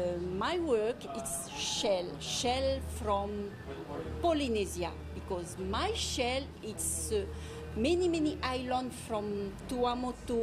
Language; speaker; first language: English; non-native, learner; French